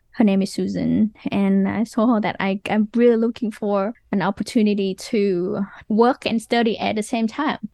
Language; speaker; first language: English; non-native, fluent; Vietnamese